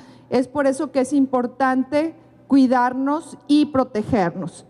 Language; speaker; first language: Spanish; native; Spanish